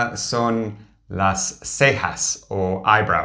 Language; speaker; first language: Spanish; non-native, fluent; English